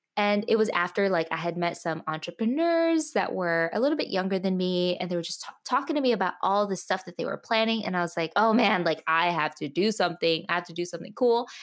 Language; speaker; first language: English; early bilingual, other home language; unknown